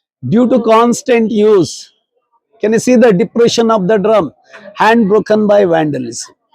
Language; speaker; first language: English; non-native, local second language; Kannada